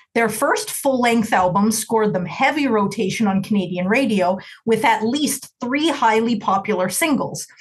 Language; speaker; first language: English; native; English